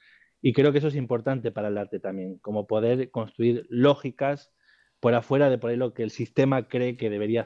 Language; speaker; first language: Spanish; native; Spanish